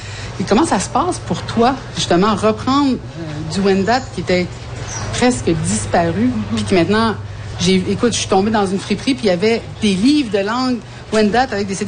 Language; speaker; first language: French; native; French